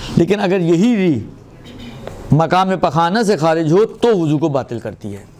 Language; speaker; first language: Urdu; non-native, local second language; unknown